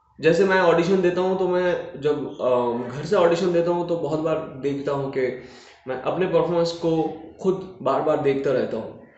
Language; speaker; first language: Hindi; non-native, local second language; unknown